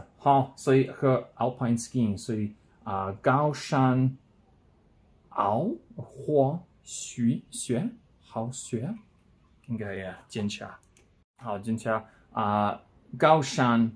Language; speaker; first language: Chinese; non-native, learner; English